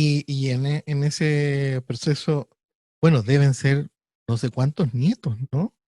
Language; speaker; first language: Spanish; native; Spanish